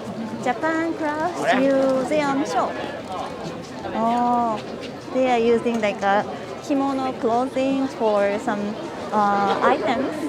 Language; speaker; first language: English; non-native, fluent; Japanese